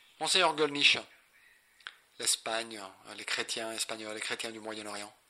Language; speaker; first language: French; non-native, fluent; Spanish